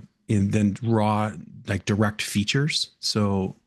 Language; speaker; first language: English; native; English